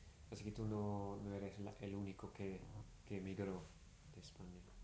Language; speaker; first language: Spanish; non-native, fluent; English